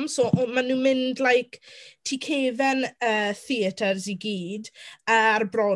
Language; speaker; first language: Welsh; non-native, local second language; English